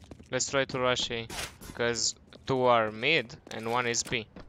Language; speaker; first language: English; non-native, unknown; Romanian